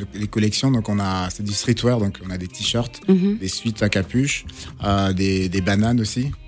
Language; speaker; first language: French; non-native, local second language; Lingala